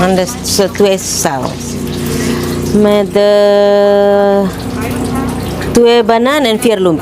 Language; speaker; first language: Dutch; non-native, learner; Indonesian